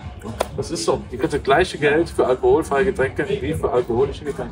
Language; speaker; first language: German; native; German